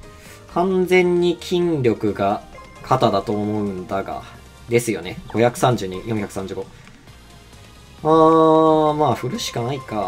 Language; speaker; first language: Japanese; native; Japanese